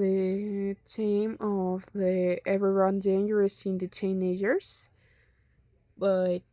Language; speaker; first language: English; non-native, learner; Spanish